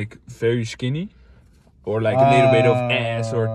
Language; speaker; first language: English; non-native, fluent; Dutch